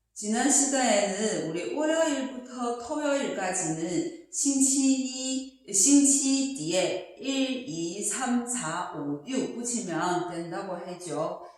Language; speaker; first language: Korean; non-native, fluent; Chinese